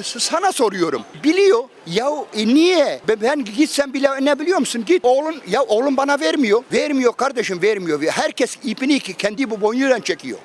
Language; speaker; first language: Turkish; native; Turkish